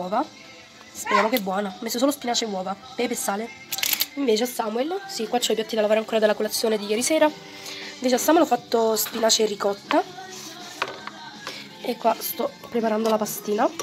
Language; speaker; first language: Italian; native; Italian